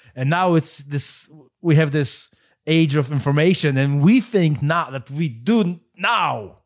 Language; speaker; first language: English; non-native, fluent; Polish